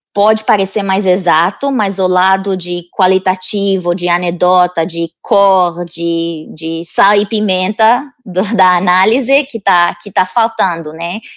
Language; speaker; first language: Portuguese; non-native, fluent; Romanian